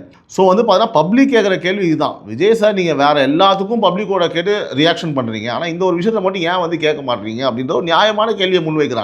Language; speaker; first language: Tamil; native; Tamil